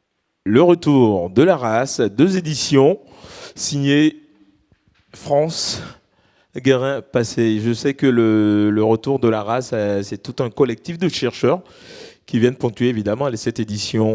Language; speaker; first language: French; native; French